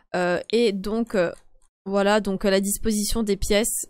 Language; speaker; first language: French; non-native, fluent; Polish